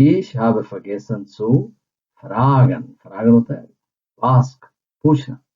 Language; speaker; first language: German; non-native, fluent; Urdu